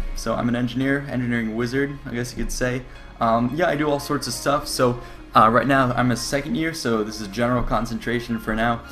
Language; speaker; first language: English; native; English